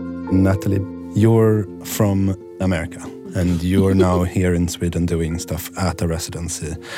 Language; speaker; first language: English; non-native, fluent; Swedish